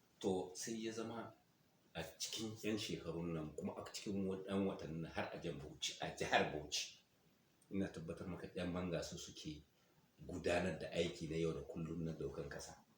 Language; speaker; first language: Hausa; non-native, local second language; Fula